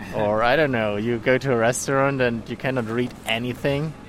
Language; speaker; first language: English; non-native, fluent; German